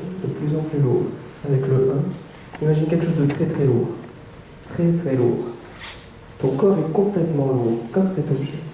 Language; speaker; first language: French; native; French